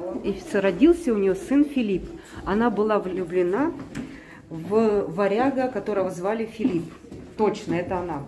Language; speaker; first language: Russian; native; Russian